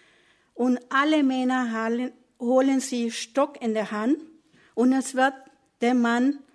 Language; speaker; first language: German; non-native, learner; Spanish